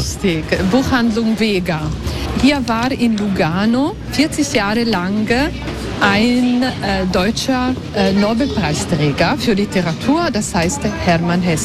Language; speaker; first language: German; non-native, local second language; Italian